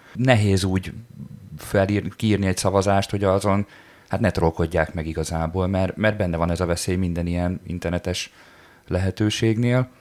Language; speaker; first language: Hungarian; native; Hungarian